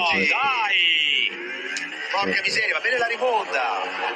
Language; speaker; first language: Italian; native; Italian